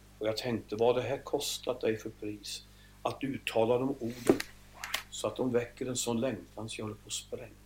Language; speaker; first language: Swedish; native; Swedish